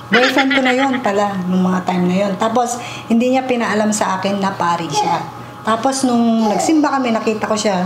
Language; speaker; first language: Filipino; native; Filipino